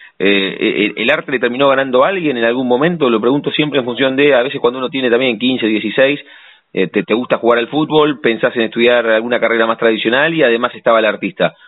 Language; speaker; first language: Spanish; native; Spanish